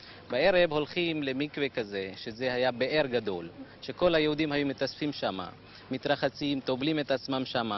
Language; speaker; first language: Hebrew; non-native, fluent; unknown